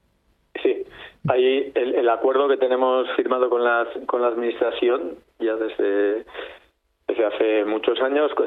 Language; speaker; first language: Spanish; native; Spanish